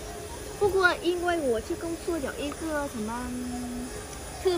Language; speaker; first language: Chinese; non-native, learner; Vietnamese